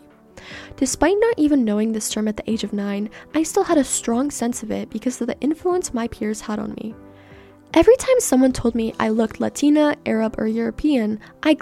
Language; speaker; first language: English; early bilingual, other home language; Persian